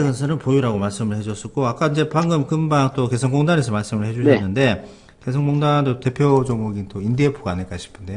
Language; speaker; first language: Korean; native; Korean